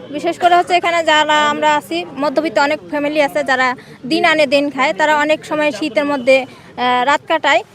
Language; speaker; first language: Bangla; native; Bangla